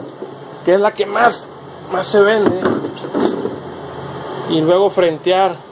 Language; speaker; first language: Spanish; native; Spanish